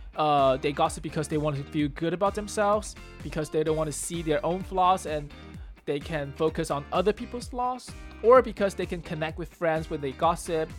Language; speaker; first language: English; early bilingual, other home language; Chinese